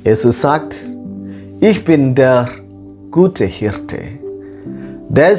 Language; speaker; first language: German; non-native, fluent; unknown